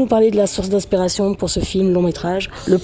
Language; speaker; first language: French; native; French